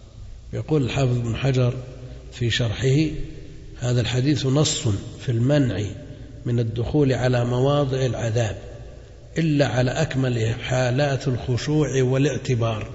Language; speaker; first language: Arabic; native; Arabic